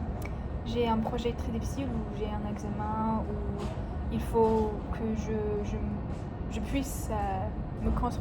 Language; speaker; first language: French; non-native, learner; English